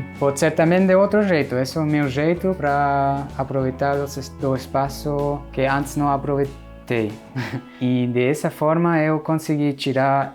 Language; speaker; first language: Portuguese; non-native, fluent; German